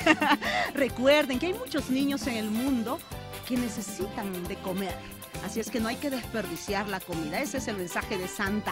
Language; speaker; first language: Spanish; native; Spanish